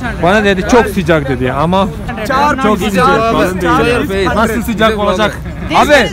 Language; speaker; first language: Turkish; non-native, fluent; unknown